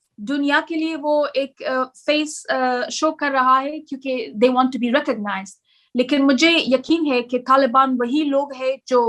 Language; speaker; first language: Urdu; non-native, learner; Persian